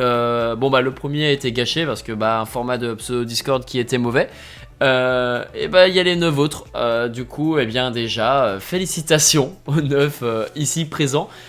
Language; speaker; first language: French; native; French